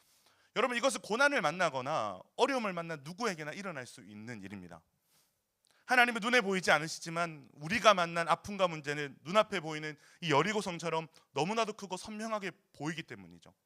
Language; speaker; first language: Korean; native; Korean